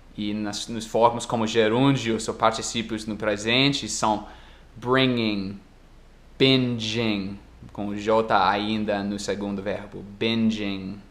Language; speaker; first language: Portuguese; non-native, fluent; English